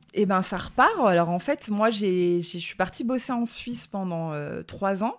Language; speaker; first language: French; native; French